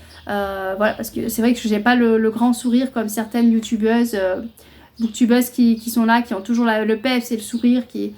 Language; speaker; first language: French; native; French